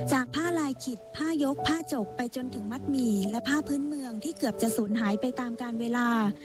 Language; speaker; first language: Thai; native; Thai